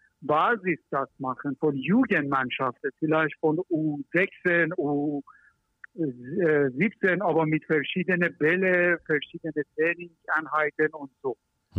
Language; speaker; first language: German; non-native, learner; Persian